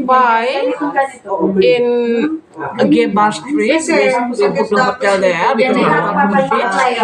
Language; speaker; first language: English; non-native, learner; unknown